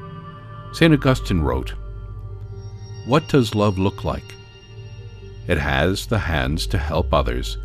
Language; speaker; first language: English; native; English